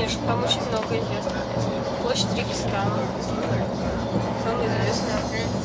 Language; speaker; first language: Russian; non-native, local second language; Uzbek